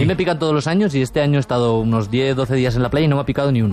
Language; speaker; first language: Spanish; native; Spanish